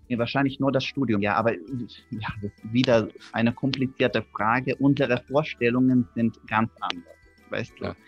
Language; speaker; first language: German; non-native, fluent; Russian